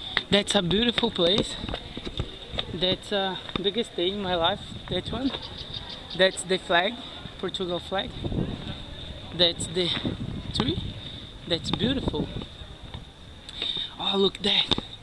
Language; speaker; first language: English; non-native, learner; Portuguese